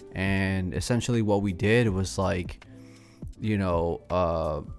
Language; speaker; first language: English; early bilingual, other home language; Spanish